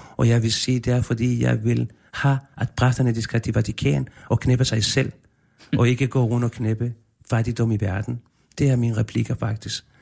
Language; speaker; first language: Danish; non-native, fluent; Spanish